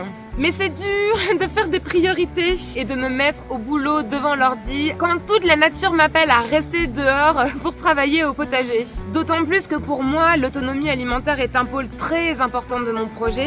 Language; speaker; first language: French; native; French